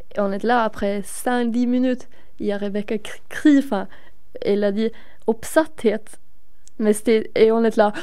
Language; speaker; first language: French; non-native, fluent; Swedish